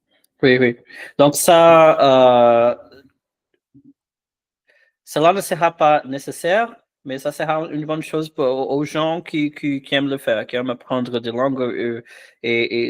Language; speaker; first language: French; non-native, fluent; Portuguese